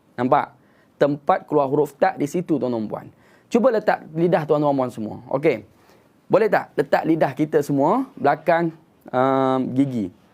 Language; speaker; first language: Malay; native; Malay